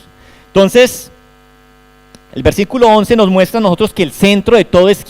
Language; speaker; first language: Spanish; native; Spanish